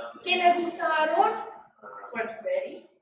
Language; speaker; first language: Spanish; non-native, fluent; English